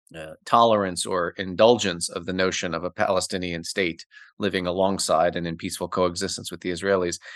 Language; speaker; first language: English; native; English